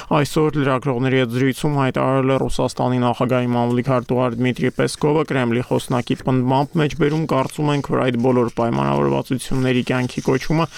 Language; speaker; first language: Armenian; native; Armenian